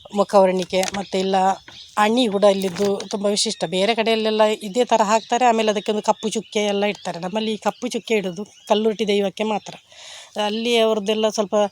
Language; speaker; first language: Kannada; non-native, local second language; Tulu